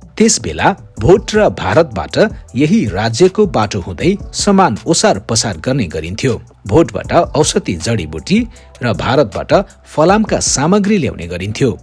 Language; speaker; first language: Nepali; native; Nepali